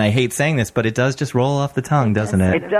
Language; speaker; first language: English; native; English